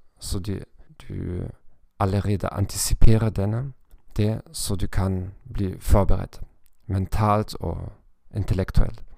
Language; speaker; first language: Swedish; non-native, learner; German